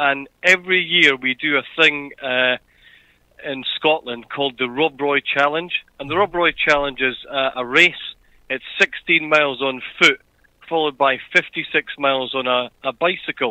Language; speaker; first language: English; native; English